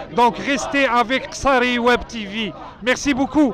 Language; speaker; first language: French; non-native, local second language; Arabic